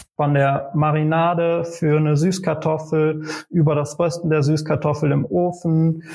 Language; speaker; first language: German; native; German